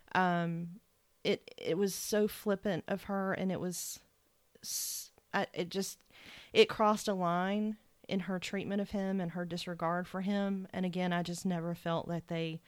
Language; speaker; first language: English; native; English